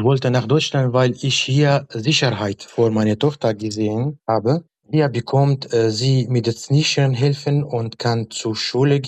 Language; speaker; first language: German; non-native, learner; Arabic